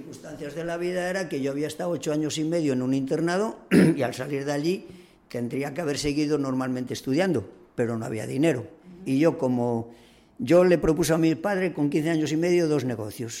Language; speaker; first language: Spanish; native; Spanish